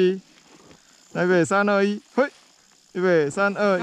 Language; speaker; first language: Chinese; native; Chinese